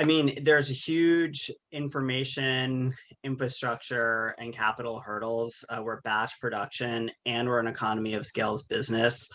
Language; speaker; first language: English; native; English